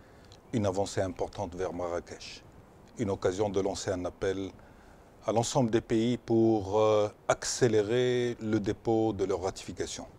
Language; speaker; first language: French; non-native, local second language; Arabic